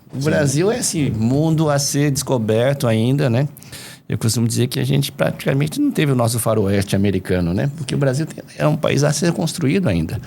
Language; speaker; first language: Portuguese; early bilingual, other home language; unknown